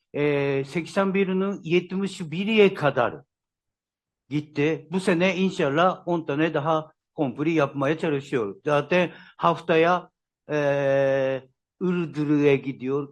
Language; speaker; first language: Turkish; non-native, learner; Japanese